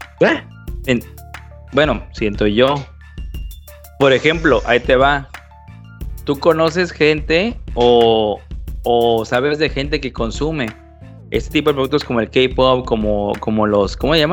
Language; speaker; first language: Spanish; native; Spanish